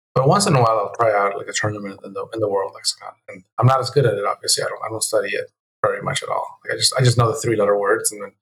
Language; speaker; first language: English; early bilingual, other home language; Spanish